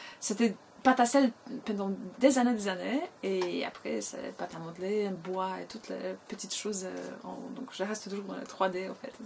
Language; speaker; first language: French; non-native, fluent; Polish